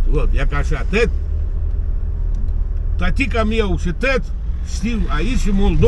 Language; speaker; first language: Romanian; non-native, local second language; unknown